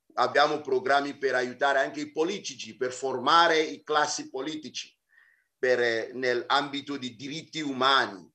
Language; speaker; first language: Italian; non-native, fluent; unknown